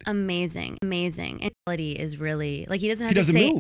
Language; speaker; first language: English; native; English